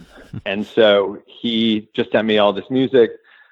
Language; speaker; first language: English; native; English